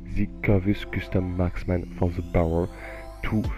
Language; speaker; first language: English; non-native, fluent; French